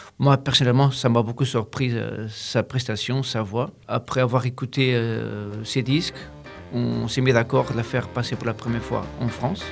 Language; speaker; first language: French; non-native, fluent; Portuguese